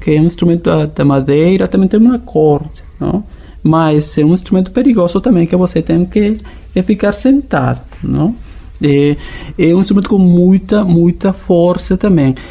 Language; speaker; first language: Portuguese; non-native, fluent; Spanish